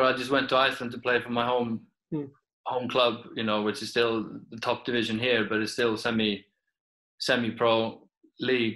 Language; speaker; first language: English; non-native, fluent; Icelandic